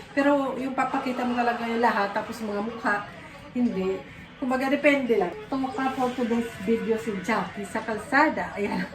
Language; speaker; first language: Filipino; native; Filipino